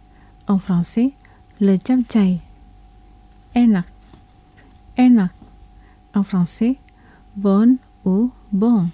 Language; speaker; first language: French; non-native, local second language; Indonesian